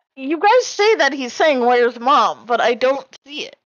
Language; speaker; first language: English; native; English